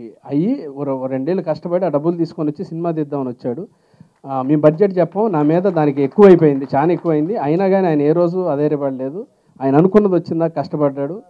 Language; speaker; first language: Telugu; native; Telugu